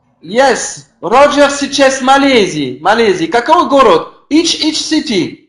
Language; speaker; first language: Russian; non-native, learner; French